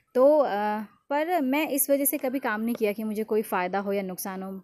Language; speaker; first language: Hindi; native; Hindi